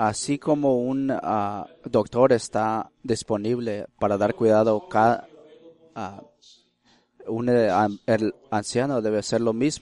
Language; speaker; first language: Spanish; early bilingual, heritage; Spanish